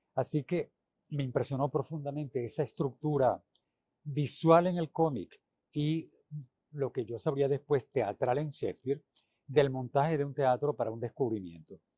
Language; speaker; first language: Spanish; native; Spanish